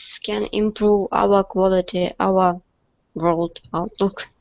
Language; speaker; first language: English; non-native, learner; Russian